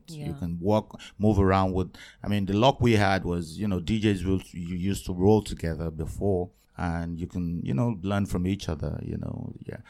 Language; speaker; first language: English; non-native, local second language; Yoruba